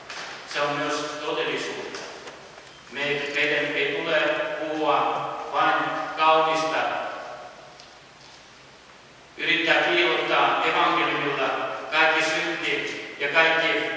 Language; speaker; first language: Finnish; early bilingual, heritage; Finnish